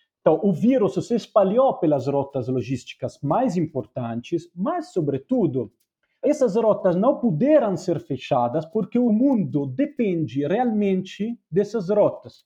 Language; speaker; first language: Portuguese; non-native, fluent; Spanish